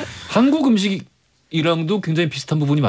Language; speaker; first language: Korean; native; Korean